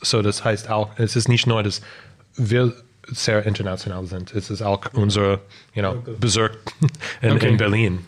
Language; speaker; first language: German; non-native, fluent; English